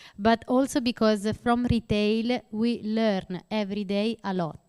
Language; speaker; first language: English; non-native, fluent; Italian